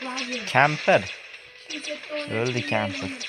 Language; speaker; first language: Turkish; non-native, learner; Uzbek